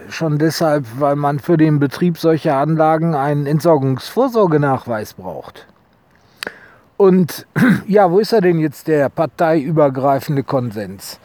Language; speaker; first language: German; native; German